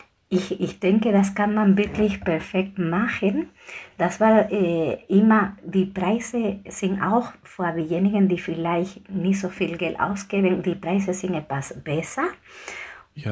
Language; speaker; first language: German; non-native, fluent; Spanish